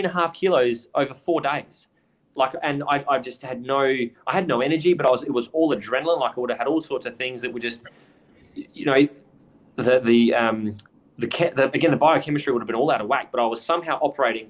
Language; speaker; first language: English; native; English